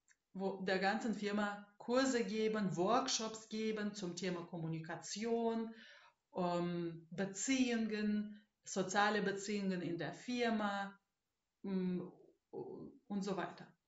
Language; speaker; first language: German; non-native, fluent; Russian